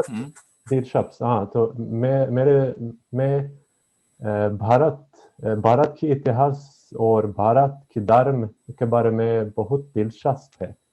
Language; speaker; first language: Hindi; non-native, learner; Swedish